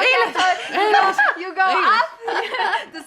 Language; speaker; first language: English; non-native, learner; German